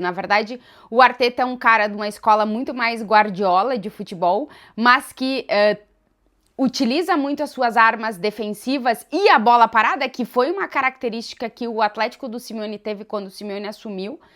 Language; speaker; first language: Portuguese; native; Portuguese